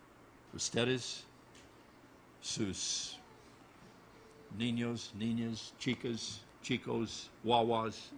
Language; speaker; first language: Spanish; non-native, learner; English